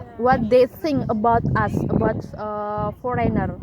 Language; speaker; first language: English; non-native, learner; Indonesian